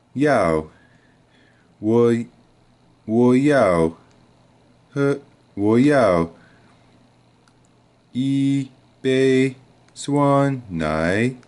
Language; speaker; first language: Chinese; non-native, learner; English